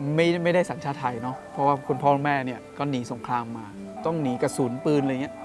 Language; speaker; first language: Thai; non-native, local second language; Akha